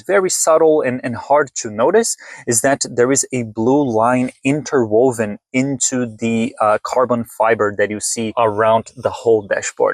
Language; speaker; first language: English; native; English